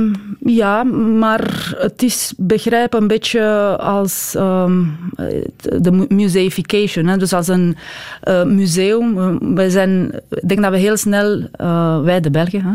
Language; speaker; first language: Dutch; non-native, fluent; Romanian